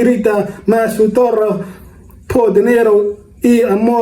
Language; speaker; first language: Spanish; non-native, learner; English